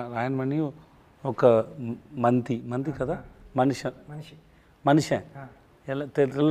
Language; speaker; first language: Telugu; non-native, learner; Tamil